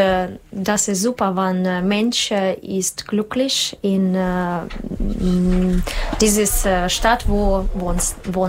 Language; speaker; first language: German; non-native, learner; Russian